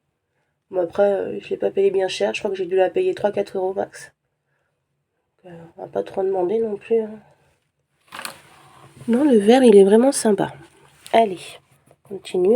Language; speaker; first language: French; native; French